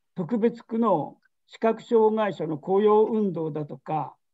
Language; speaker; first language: Japanese; native; Japanese